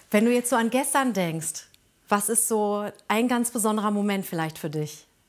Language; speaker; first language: German; native; German